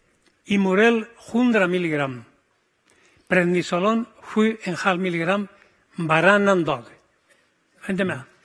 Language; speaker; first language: Swedish; non-native, fluent; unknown